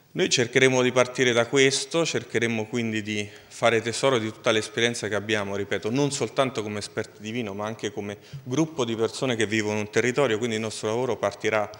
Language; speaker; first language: Italian; native; Italian